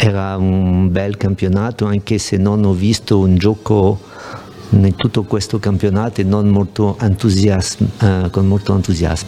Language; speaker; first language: Italian; non-native, fluent; French